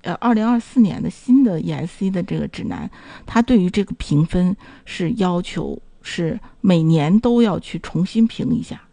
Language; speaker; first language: Chinese; native; Chinese